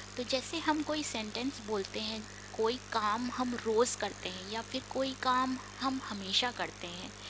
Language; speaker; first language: Hindi; non-native, local second language; Marathi